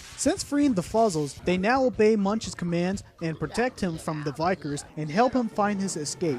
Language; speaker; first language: English; non-native, fluent; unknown